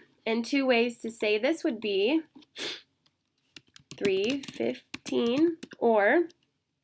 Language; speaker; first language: English; native; English